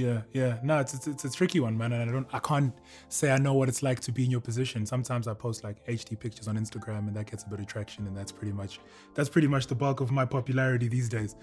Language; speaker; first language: English; native; English